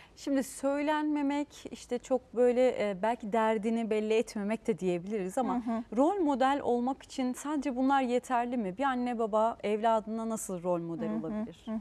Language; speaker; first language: Turkish; native; Turkish